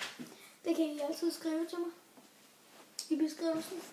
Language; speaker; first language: Danish; native; Danish